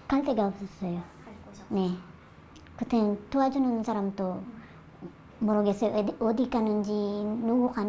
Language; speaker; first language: Korean; non-native, learner; Thai